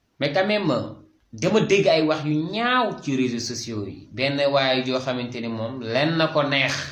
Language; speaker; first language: Wolof; non-native, local second language; Fula